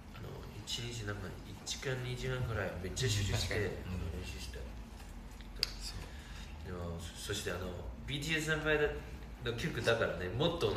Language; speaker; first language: Japanese; non-native, fluent; Chinese